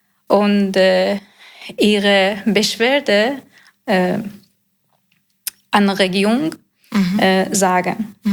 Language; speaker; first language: German; non-native, learner; Persian